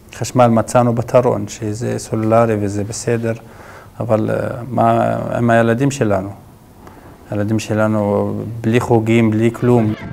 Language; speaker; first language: Hebrew; non-native, local second language; Arabic